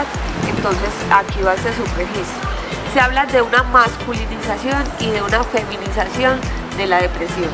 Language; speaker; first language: Spanish; native; Spanish